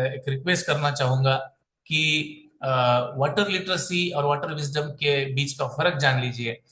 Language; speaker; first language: Hindi; non-native, local second language; Marathi